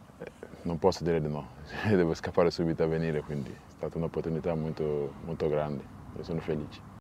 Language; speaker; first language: Italian; non-native, fluent; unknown